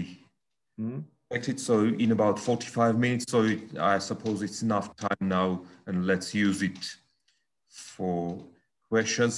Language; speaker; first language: English; non-native, fluent; Armenian